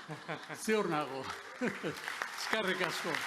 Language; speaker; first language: Basque; non-native, local second language; Spanish